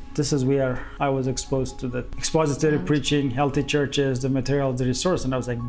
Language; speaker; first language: English; non-native, fluent; Persian